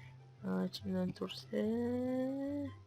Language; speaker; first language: Arabic; native; Arabic